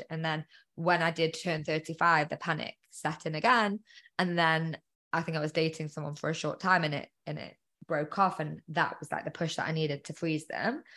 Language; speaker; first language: English; native; English